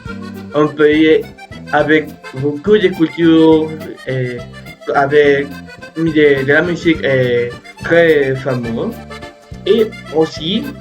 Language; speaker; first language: French; non-native, learner; Spanish